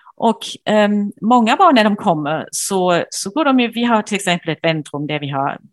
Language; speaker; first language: Swedish; non-native, fluent; German